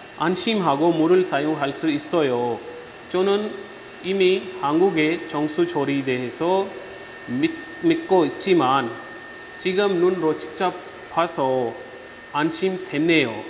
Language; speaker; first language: Korean; non-native, learner; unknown